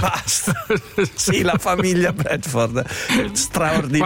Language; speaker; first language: Italian; native; Italian